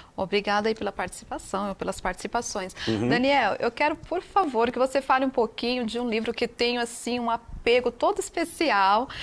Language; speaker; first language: Portuguese; native; Portuguese